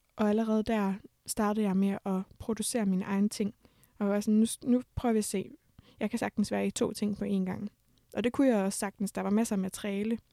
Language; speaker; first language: Danish; native; Danish